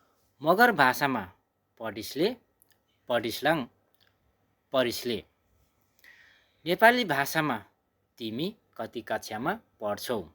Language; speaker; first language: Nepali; non-native, local second language; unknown